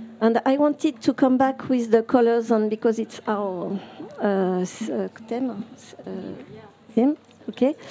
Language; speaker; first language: English; non-native, fluent; French